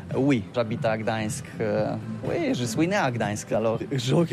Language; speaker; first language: French; non-native, learner; Polish